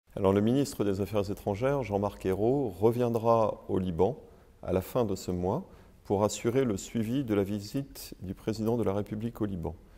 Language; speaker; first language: French; native; French